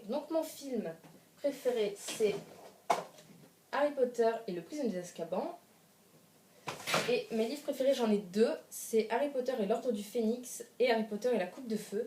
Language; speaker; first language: French; native; French